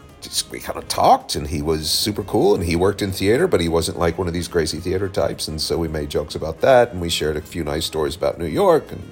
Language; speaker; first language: English; native; English